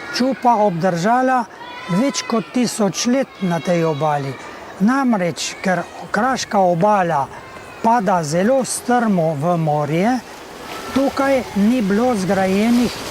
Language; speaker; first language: Slovenian; native; Slovenian